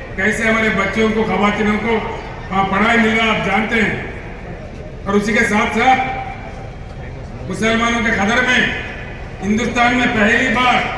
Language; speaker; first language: Hindi; non-native, local second language; Telugu